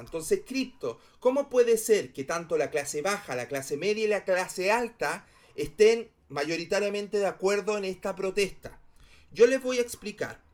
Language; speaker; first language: Spanish; native; Spanish